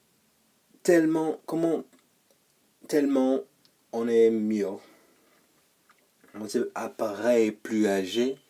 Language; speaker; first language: French; non-native, learner; English